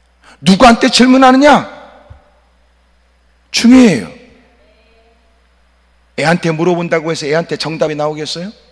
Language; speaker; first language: Korean; native; Korean